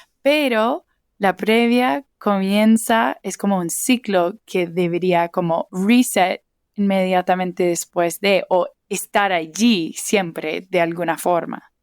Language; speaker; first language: Spanish; early bilingual, heritage; English